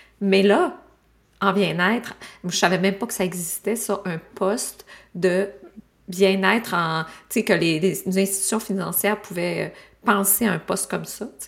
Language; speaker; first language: French; native; French